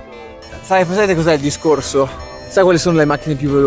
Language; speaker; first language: Italian; native; Italian